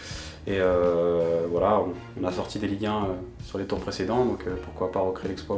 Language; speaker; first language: French; native; French